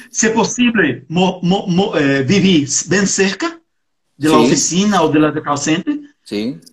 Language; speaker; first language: Portuguese; non-native, learner; Spanish